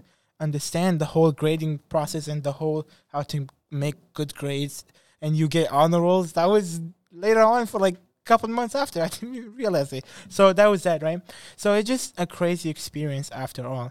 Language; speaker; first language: English; non-native, fluent; Persian